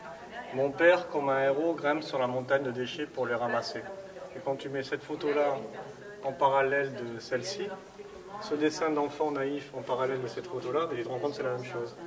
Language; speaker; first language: French; native; French